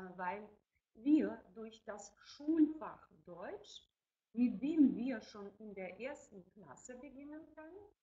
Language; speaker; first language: German; non-native, fluent; Ukrainian